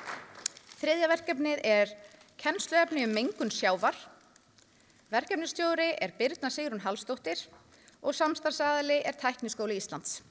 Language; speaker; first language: Icelandic; native; Icelandic